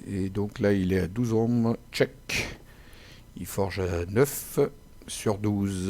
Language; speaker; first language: French; native; French